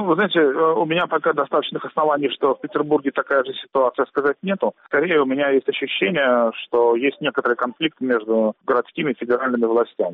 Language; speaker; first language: Russian; native; Russian